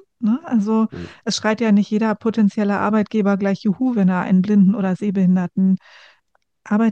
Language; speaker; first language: German; native; German